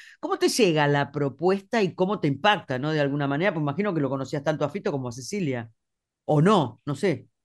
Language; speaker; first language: Spanish; native; Spanish